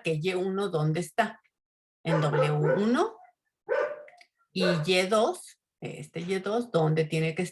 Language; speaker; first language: Spanish; native; Spanish